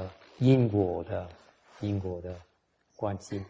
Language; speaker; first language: Chinese; non-native, fluent; Vietnamese